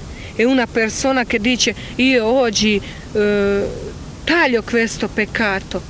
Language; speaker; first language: Italian; non-native, learner; Croatian